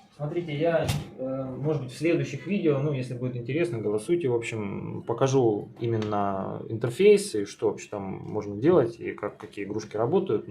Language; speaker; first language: Russian; native; Russian